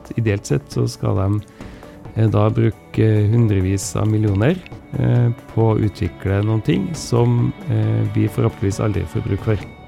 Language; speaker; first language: Norwegian; native; Norwegian